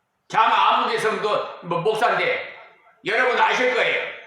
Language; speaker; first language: Korean; native; Korean